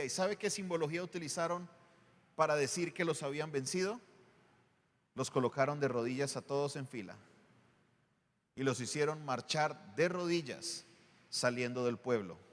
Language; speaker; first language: Spanish; native; Spanish